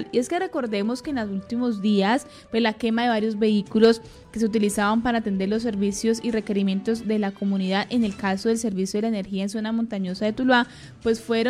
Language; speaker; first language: Spanish; native; Spanish